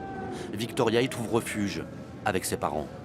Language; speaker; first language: French; native; French